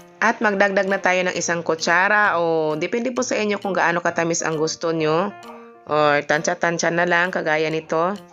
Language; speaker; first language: Filipino; non-native, local second language; Cebuano